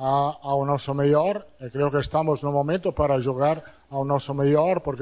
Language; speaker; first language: Portuguese; non-native, fluent; Italian